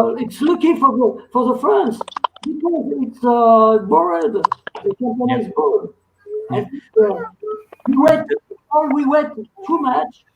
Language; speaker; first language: English; non-native, learner; French